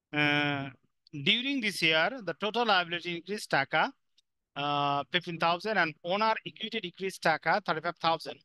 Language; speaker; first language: English; non-native, local second language; Bangla